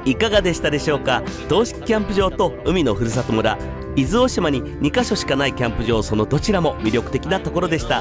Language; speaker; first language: Japanese; native; Japanese